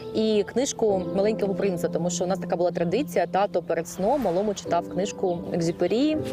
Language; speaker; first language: Ukrainian; native; Ukrainian